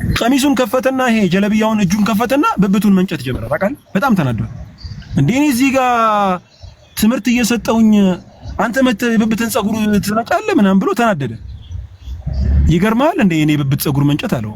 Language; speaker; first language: Amharic; native; Amharic